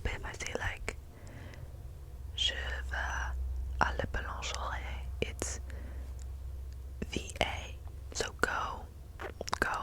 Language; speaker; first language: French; non-native, learner; English